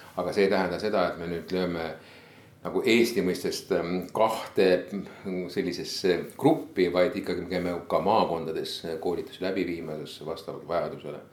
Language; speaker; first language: Estonian; native; Estonian